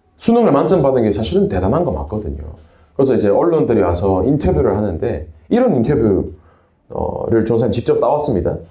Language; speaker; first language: Korean; native; Korean